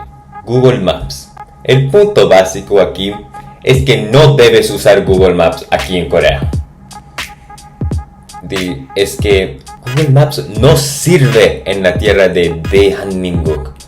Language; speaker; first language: Spanish; non-native, fluent; English